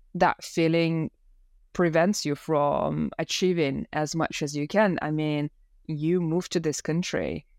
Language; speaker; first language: English; non-native, fluent; Russian